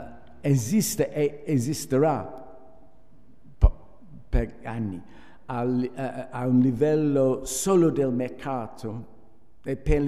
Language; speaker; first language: Italian; non-native, fluent; English